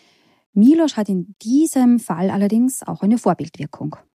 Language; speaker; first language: German; native; German